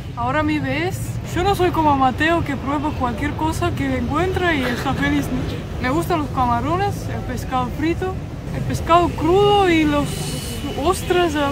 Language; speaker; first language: Spanish; non-native, fluent; Estonian